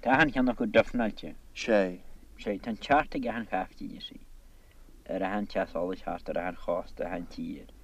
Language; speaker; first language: Irish; native; Irish